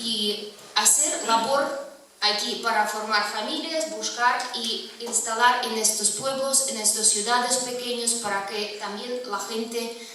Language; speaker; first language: Spanish; non-native, fluent; Russian